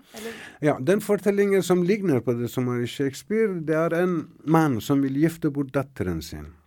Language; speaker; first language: Norwegian; non-native, fluent; Persian